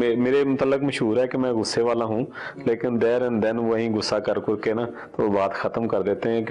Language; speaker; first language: Urdu; non-native, local second language; Punjabi